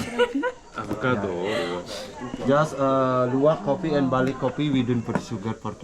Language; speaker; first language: English; non-native, learner; Indonesian